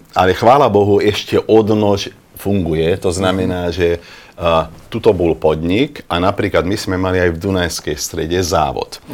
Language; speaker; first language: Slovak; non-native, local second language; Hungarian